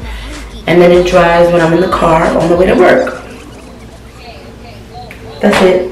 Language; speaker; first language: English; native; English